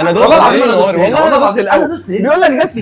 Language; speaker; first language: Arabic; native; Arabic